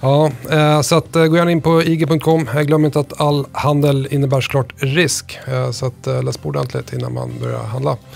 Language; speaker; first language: Swedish; native; Swedish